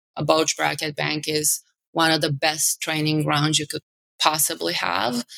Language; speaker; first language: English; non-native, fluent; Bulgarian